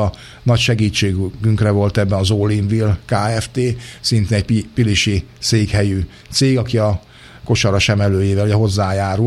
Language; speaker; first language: Hungarian; native; Hungarian